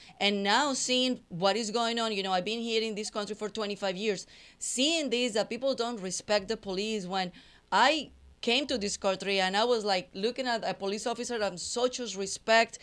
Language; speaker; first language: English; non-native, fluent; Spanish